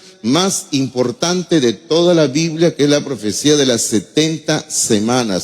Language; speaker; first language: Spanish; native; Spanish